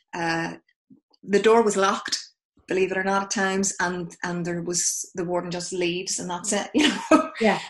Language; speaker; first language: English; native; English